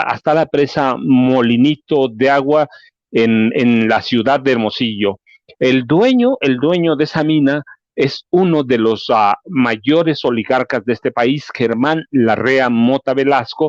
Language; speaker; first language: Spanish; native; Spanish